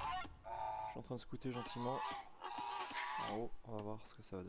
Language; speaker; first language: French; native; French